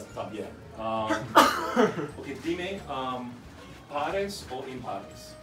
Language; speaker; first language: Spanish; non-native, learner; English